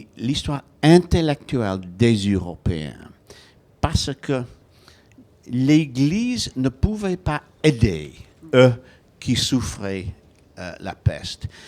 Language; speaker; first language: French; non-native, fluent; Welsh